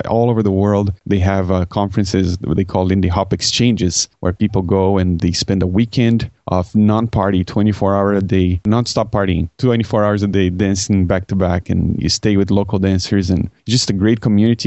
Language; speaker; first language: English; non-native, fluent; Portuguese